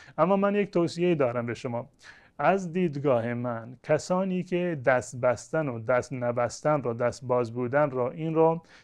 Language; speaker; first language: Persian; non-native, local second language; Baluchi